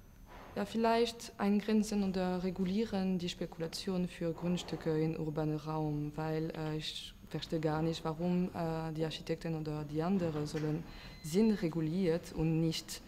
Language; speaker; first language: German; non-native, fluent; French